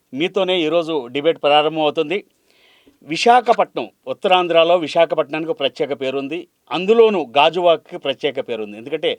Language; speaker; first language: Telugu; native; Telugu